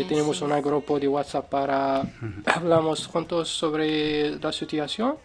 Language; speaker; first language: Spanish; non-native, learner; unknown